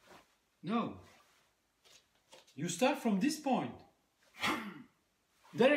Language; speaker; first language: English; non-native, learner; French